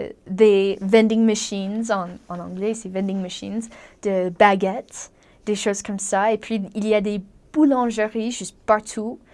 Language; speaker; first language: French; non-native, fluent; English